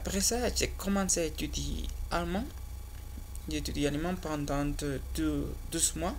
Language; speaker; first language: French; non-native, learner; Spanish